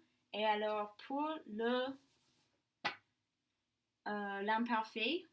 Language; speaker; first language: French; non-native, learner; English